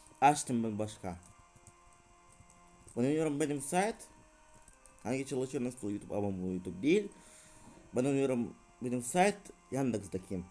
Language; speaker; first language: Turkish; non-native, learner; Russian